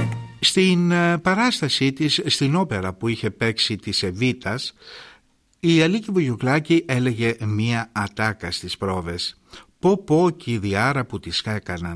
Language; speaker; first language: Greek; native; Greek